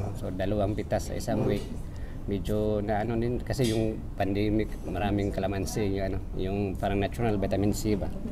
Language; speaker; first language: Filipino; non-native, local second language; Cebuano